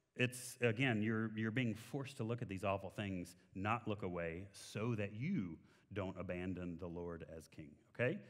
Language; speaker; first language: English; native; English